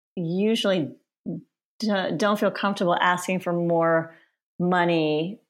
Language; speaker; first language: English; early bilingual, other home language; Polish